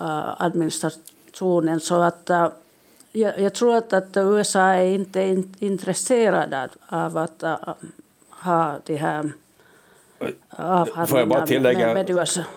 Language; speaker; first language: Swedish; non-native, local second language; Finnish